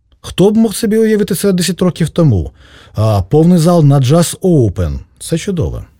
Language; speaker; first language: Ukrainian; native; Ukrainian